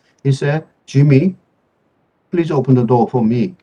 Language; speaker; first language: English; non-native, fluent; Korean